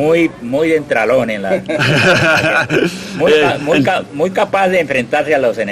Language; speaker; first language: Spanish; native; Spanish